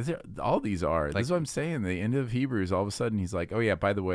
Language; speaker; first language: English; native; English